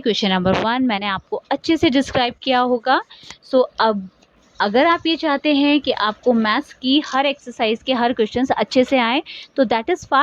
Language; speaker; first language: Hindi; native; Hindi